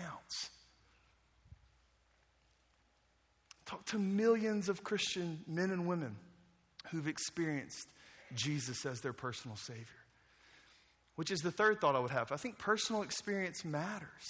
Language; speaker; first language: English; native; English